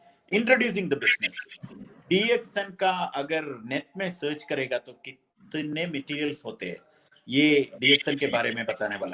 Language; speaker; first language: Hindi; non-native, fluent; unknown